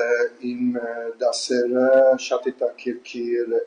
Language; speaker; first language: Armenian; non-native, learner; English